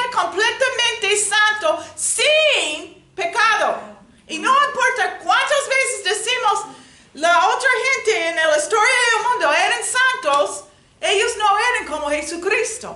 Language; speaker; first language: Spanish; non-native, learner; English